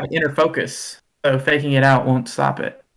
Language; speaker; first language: English; native; English